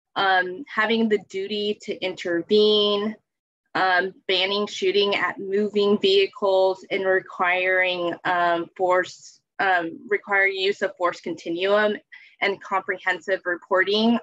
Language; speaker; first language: English; native; English